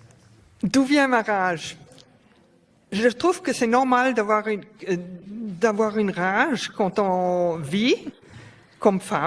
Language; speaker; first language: French; non-native, fluent; German